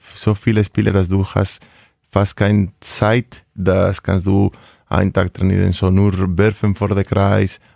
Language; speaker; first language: German; non-native, learner; Spanish